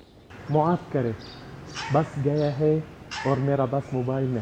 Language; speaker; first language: Hindi; non-native, learner; Arabic